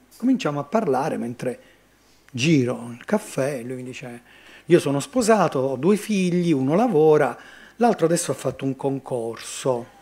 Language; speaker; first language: Italian; native; Italian